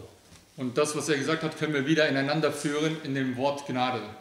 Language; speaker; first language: German; early bilingual, other home language; Aramaic